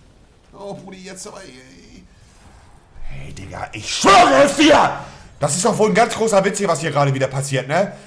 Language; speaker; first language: German; native; German